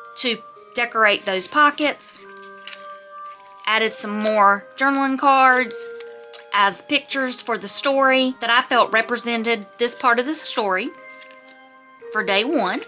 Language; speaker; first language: English; native; English